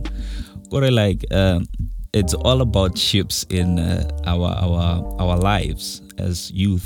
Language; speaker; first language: English; non-native, local second language; Tswana